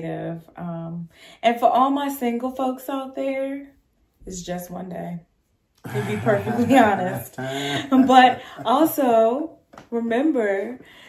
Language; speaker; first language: English; native; English